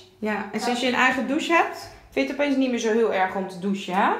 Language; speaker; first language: Dutch; native; Dutch